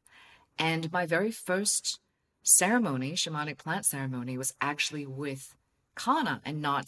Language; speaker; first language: English; non-native, local second language; Cantonese